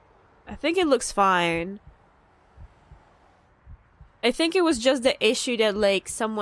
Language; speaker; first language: English; non-native, fluent; Polish